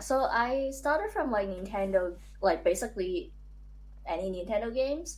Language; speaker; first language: English; non-native, local second language; Cantonese